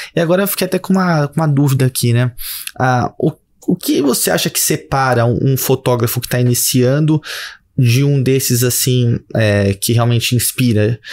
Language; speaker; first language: Portuguese; native; Portuguese